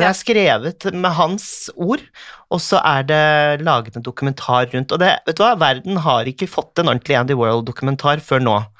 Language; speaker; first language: Norwegian; native; Norwegian